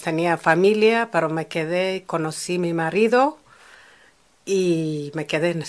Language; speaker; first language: Spanish; non-native, fluent; Amharic